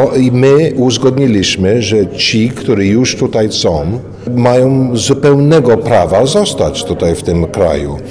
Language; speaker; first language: Polish; early bilingual, heritage; Polish